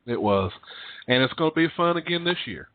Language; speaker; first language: English; native; English